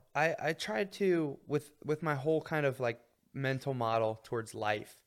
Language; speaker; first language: English; native; English